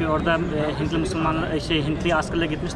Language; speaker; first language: Turkish; non-native, fluent; Urdu